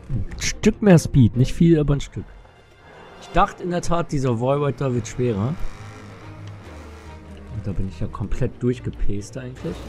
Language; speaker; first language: German; native; German